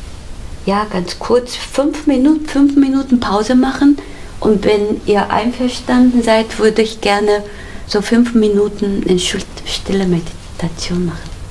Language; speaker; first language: German; non-native, fluent; Korean